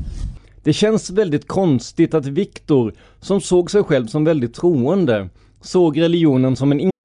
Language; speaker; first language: Swedish; native; Swedish